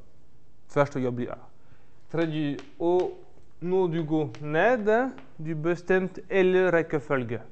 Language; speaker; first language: Norwegian; non-native, learner; French